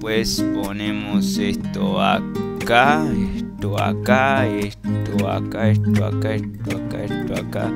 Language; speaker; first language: Spanish; native; Spanish